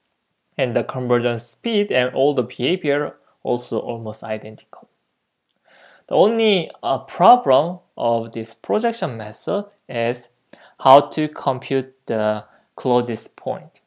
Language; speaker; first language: English; non-native, fluent; Korean